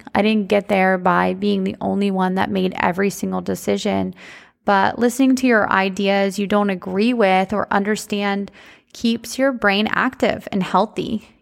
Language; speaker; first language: English; native; English